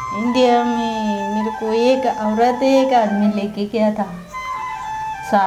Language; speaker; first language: Hindi; early bilingual, other home language; Nepali